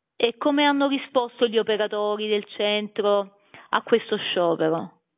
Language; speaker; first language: Italian; native; Italian